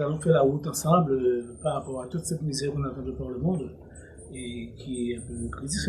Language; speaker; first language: French; native; French